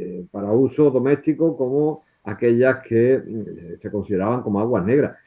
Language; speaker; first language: Spanish; native; Spanish